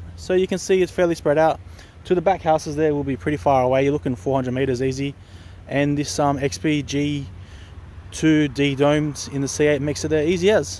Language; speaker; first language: English; native; English